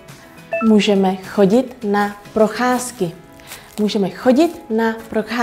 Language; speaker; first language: Czech; early bilingual, other home language; Vietnamese